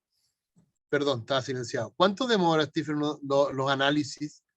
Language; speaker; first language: Spanish; native; Spanish